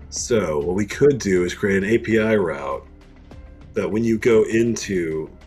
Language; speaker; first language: English; native; English